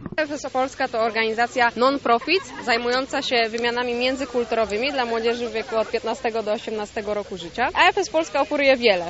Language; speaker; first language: Polish; native; Polish